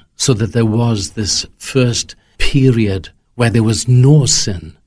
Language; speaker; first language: English; native; English